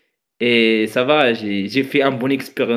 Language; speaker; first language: French; non-native, learner; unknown